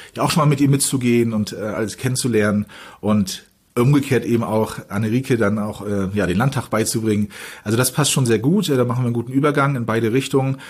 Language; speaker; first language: German; native; German